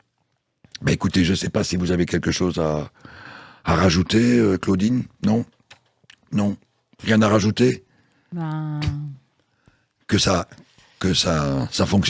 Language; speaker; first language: French; native; French